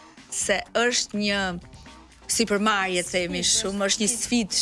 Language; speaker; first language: Albanian; native; Albanian